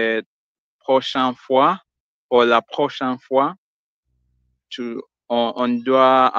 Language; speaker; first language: French; non-native, learner; Swahili